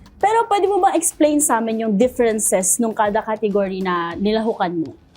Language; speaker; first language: Filipino; native; Filipino